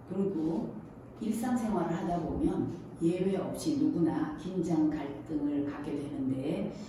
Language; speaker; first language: Korean; native; Korean